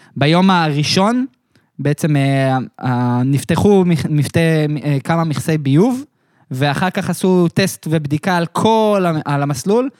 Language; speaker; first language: Hebrew; native; Hebrew